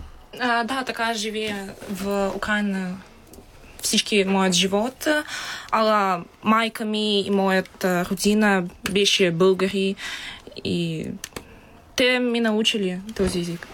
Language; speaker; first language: Bulgarian; early bilingual, heritage; Bulgarian